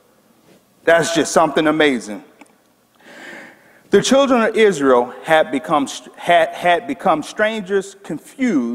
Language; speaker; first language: English; native; English